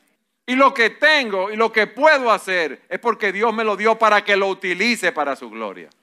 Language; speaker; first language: Spanish; native; Spanish